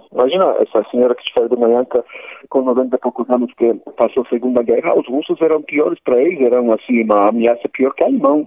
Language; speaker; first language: Portuguese; non-native, fluent; Polish